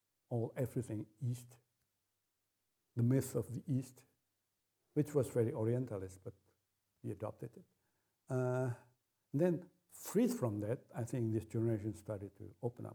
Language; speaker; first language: English; non-native, fluent; Indonesian